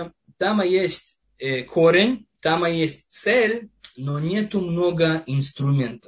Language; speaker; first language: Russian; non-native, fluent; Hebrew